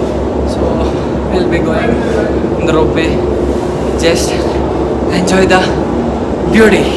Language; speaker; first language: English; non-native, local second language; Telugu